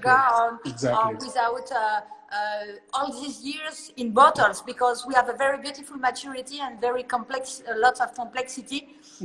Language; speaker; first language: English; non-native, learner; French